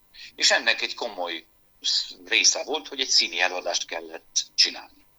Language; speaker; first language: Hungarian; native; Hungarian